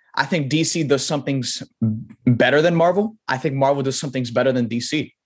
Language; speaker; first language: English; native; English